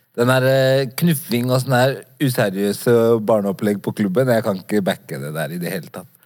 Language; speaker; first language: Norwegian; early bilingual, other home language; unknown